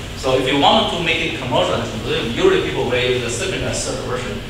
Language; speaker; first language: English; non-native, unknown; Chinese